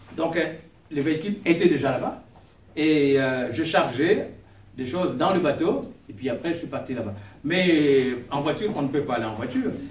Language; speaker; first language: French; non-native, local second language; Kongo